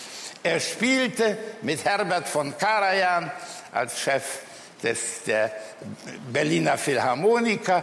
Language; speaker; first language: German; early bilingual, other home language; Polish